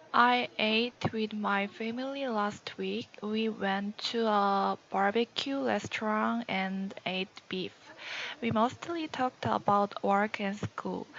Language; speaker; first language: English; non-native, learner; Korean